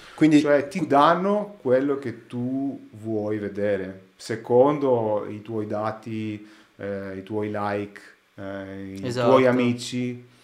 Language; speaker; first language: Italian; non-native, learner; Greek